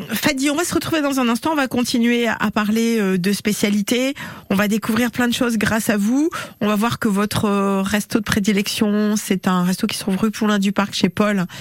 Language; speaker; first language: French; native; French